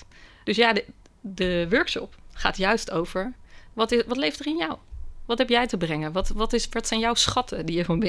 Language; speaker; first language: Dutch; native; Dutch